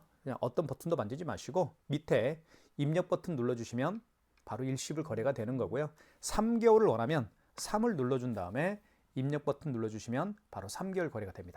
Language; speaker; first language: Korean; native; Korean